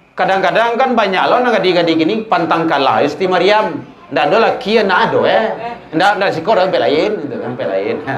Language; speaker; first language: Malay; non-native, local second language; Minangkabau